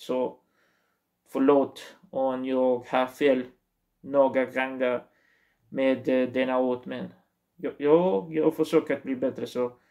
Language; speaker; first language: Swedish; non-native, learner; Portuguese